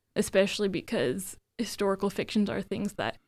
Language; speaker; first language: English; native; English